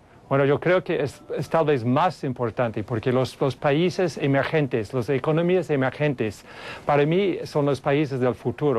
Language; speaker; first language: Spanish; non-native, fluent; English